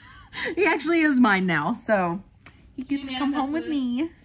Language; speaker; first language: English; native; English